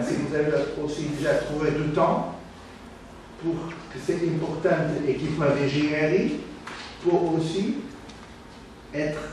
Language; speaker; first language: French; non-native, learner; Portuguese